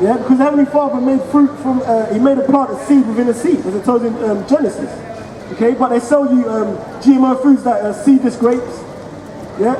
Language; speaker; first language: English; native; English